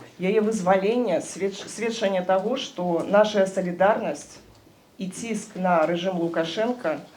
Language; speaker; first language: Belarusian; non-native, local second language; Russian